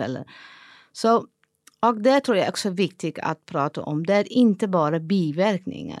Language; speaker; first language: Swedish; non-native, fluent; Dutch